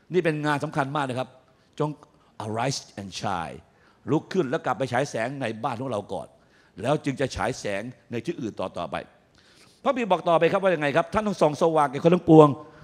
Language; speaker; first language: Thai; native; Thai